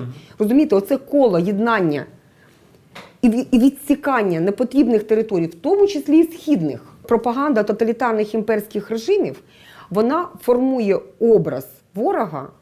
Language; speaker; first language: Ukrainian; native; Ukrainian